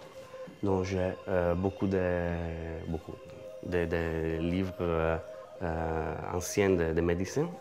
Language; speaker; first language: French; non-native, learner; Italian